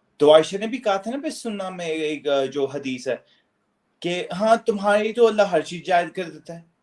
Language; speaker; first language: Urdu; native; Urdu